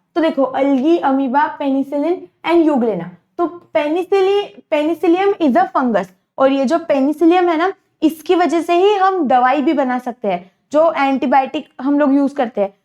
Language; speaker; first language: Hindi; non-native, local second language; Marathi